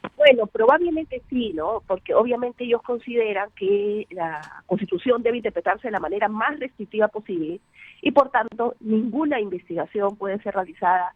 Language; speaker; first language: Spanish; native; Spanish